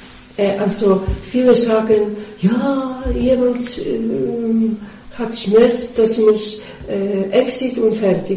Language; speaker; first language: German; non-native, learner; Polish